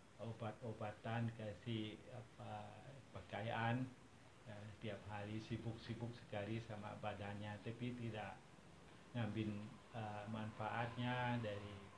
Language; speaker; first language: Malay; non-native, fluent; Thai